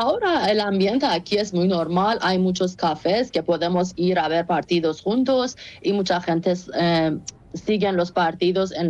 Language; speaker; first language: Spanish; non-native, fluent; Persian